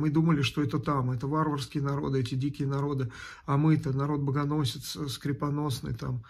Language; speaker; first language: Russian; native; Russian